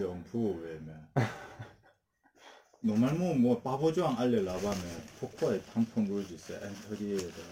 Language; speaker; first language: French; non-native, learner; Korean